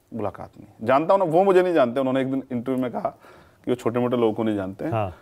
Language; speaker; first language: Hindi; native; Hindi